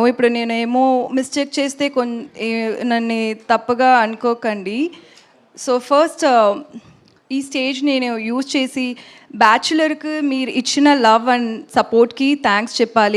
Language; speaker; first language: Telugu; non-native, learner; Tamil